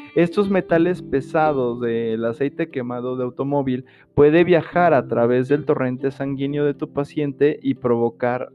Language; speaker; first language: Spanish; native; Spanish